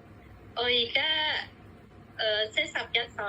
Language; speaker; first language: Cantonese; non-native, learner; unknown